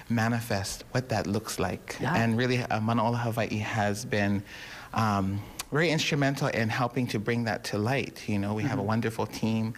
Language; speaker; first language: English; native; English